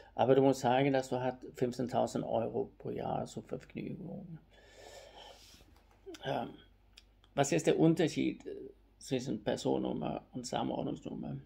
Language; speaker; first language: German; non-native, fluent; Swedish